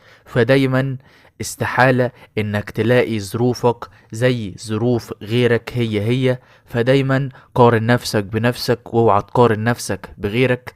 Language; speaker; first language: Arabic; native; Arabic